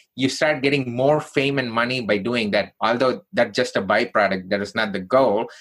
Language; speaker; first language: English; non-native, local second language; Tamil